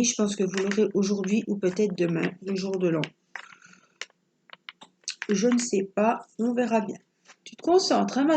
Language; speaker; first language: French; native; French